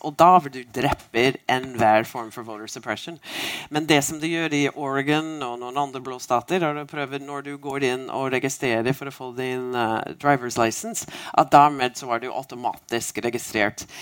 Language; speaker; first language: Norwegian; non-native, fluent; English